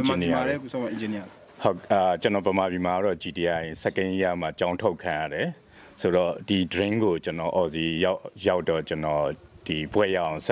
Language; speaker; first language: Burmese; native; Burmese